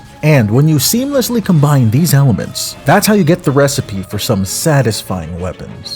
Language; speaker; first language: English; native; English